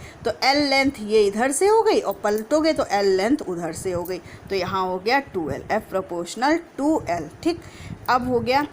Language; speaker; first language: Hindi; native; Hindi